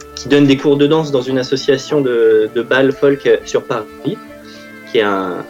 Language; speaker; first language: French; native; French